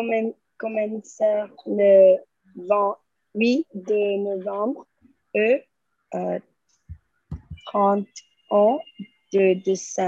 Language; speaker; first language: French; non-native, learner; Spanish